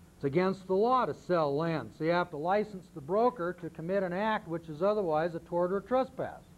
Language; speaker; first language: English; native; English